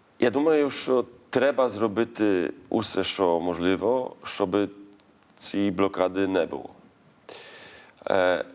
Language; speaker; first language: Ukrainian; non-native, learner; Polish